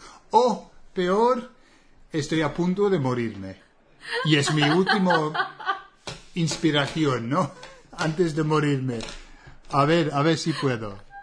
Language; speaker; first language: Spanish; non-native, fluent; English